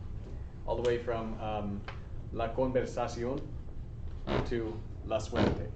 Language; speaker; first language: Spanish; non-native, fluent; English